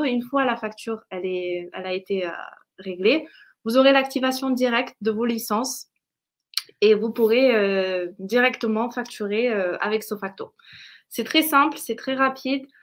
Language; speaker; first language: French; native; French